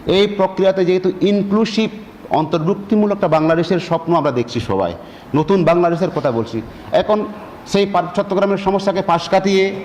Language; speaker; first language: Bangla; non-native, local second language; Chakma